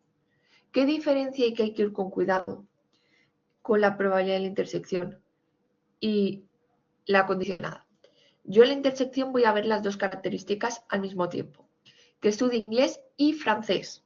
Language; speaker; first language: Spanish; native; Spanish